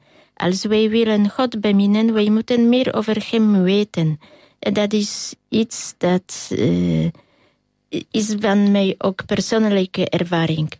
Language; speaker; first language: Dutch; non-native, learner; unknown